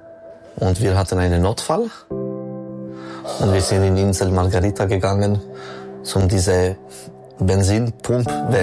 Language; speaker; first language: German; non-native, local second language; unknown